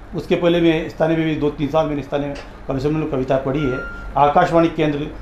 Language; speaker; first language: Hindi; native; Hindi